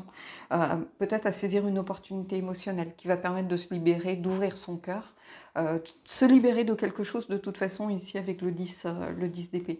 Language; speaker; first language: French; native; French